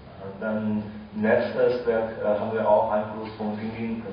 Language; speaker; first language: German; non-native, fluent; Chinese